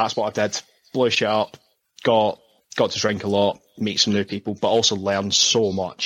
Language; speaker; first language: English; native; English